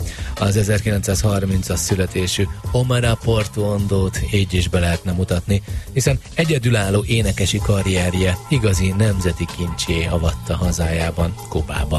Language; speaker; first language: Hungarian; native; Hungarian